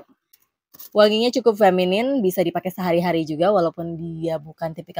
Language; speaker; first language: Indonesian; native; Indonesian